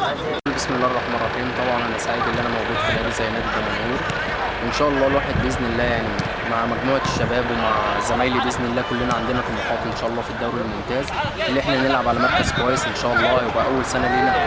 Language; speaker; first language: Arabic; native; Arabic